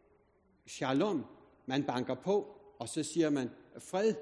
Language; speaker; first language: Danish; native; Danish